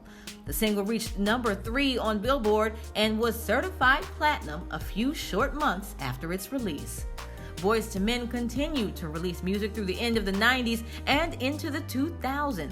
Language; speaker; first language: English; native; English